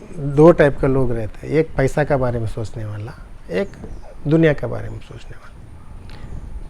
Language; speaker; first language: Hindi; non-native, local second language; Tulu